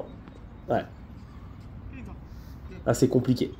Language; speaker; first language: French; native; French